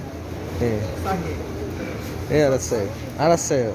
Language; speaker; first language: Korean; non-native, learner; Bangla